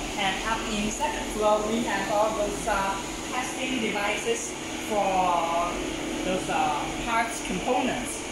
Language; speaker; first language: English; non-native, learner; Chinese